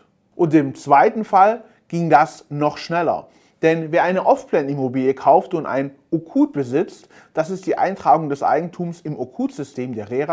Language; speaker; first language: German; native; German